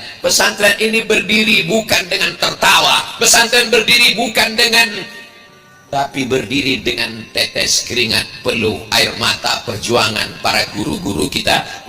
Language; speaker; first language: Indonesian; native; Indonesian